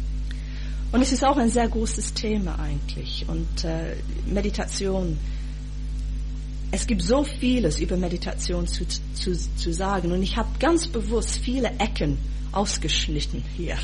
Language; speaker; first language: German; non-native, fluent; English